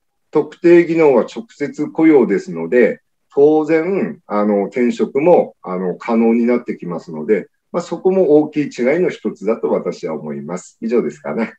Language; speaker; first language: Japanese; native; Japanese